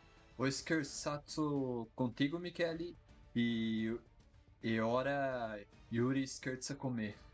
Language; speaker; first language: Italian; non-native, learner; Portuguese